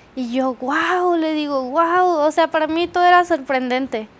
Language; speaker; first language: Spanish; native; Spanish